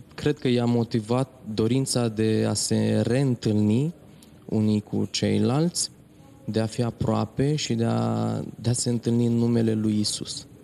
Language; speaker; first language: Romanian; native; Romanian